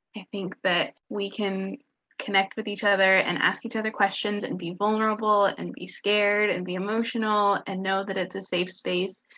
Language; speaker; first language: English; native; English